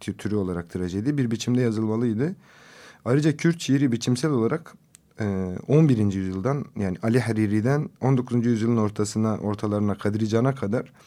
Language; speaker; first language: Turkish; non-native, local second language; Kurdish